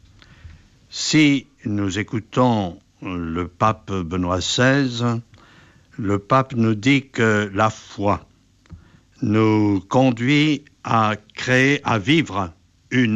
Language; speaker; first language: French; native; French